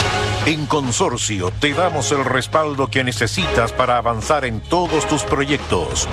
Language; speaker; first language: Spanish; native; Spanish